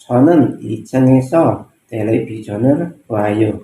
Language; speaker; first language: Korean; non-native, learner; Indonesian